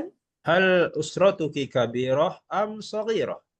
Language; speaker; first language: Arabic; non-native, fluent; Malay